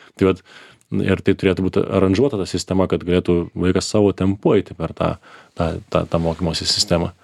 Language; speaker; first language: Lithuanian; native; Lithuanian